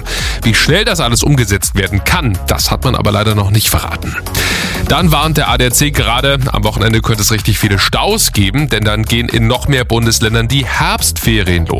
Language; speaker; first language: German; native; German